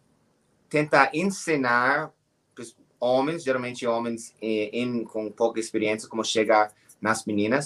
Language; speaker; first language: Portuguese; non-native, learner; English